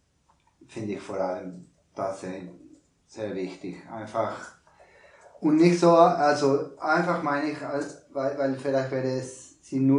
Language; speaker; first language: German; non-native, learner; Spanish